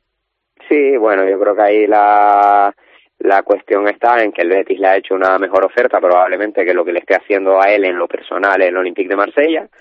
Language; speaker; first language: Spanish; native; Spanish